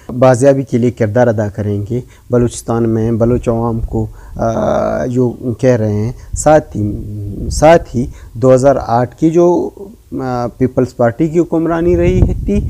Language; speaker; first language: Urdu; non-native, local second language; Baluchi